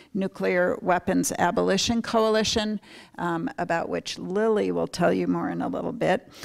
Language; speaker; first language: English; native; English